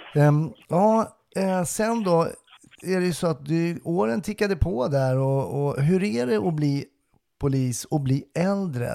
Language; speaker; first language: Swedish; native; Swedish